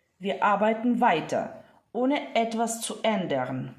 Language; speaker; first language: German; non-native, fluent; Ukrainian